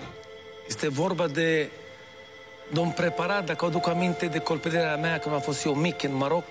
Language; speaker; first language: Romanian; non-native, learner; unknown